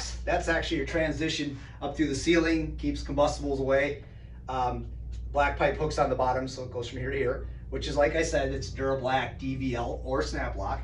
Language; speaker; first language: English; native; English